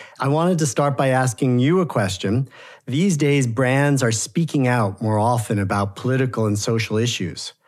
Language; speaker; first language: English; native; English